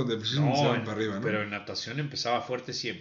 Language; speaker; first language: Spanish; native; Spanish